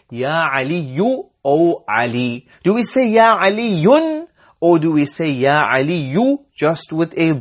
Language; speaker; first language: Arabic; non-native, fluent; English